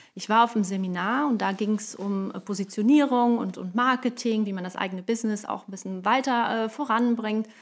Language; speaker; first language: German; non-native, fluent; Portuguese